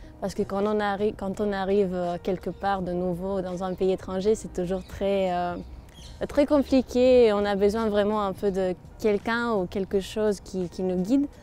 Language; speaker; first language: French; non-native, fluent; Spanish